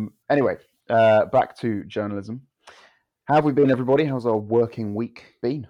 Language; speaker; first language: English; native; English